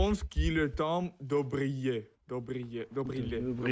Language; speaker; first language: French; non-native, learner; Russian